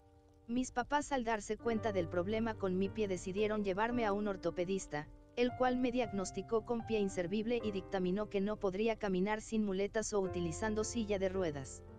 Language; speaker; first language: Spanish; native; Spanish